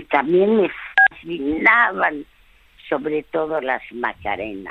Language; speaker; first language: Spanish; early bilingual, other home language; French